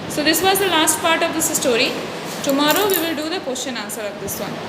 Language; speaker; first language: English; non-native, local second language; Hindi